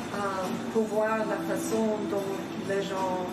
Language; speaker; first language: French; non-native, fluent; Swedish